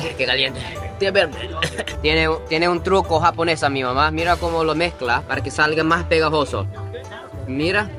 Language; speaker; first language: Spanish; non-native, fluent; Japanese